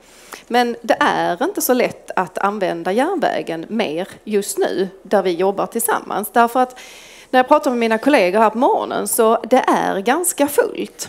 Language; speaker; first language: Swedish; native; Swedish